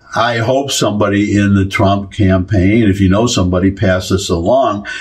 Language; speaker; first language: English; native; English